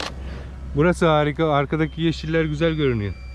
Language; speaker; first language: Turkish; native; Turkish